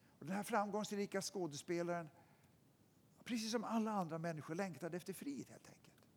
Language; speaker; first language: Swedish; native; Swedish